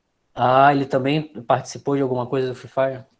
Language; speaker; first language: Portuguese; native; Portuguese